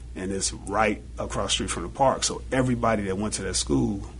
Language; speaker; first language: English; native; English